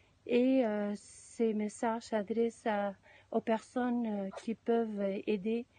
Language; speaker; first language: French; non-native, fluent; Spanish